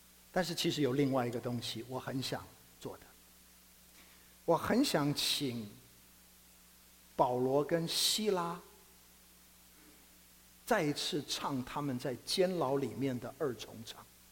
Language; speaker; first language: Chinese; non-native, fluent; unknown